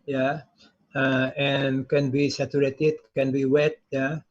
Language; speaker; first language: English; non-native, learner; Indonesian